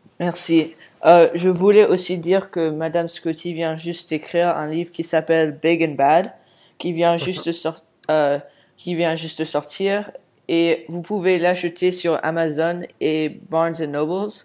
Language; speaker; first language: French; non-native, fluent; English